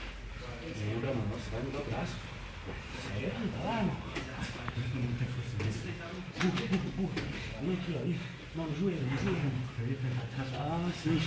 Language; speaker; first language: Portuguese; native; Portuguese